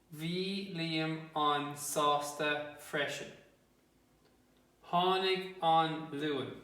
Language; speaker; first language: Irish; non-native, local second language; English